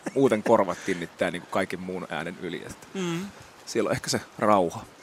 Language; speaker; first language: Finnish; native; Finnish